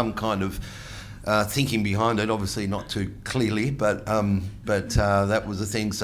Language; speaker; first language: English; non-native, local second language; Italian